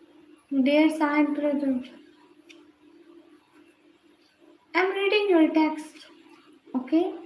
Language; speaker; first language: English; non-native, learner; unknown